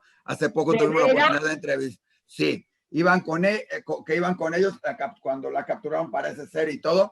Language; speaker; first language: Spanish; native; Spanish